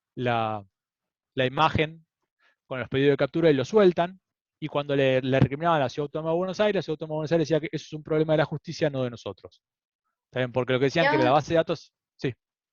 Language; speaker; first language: Spanish; native; Spanish